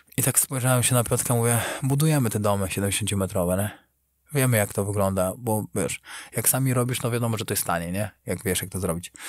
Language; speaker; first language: Polish; native; Polish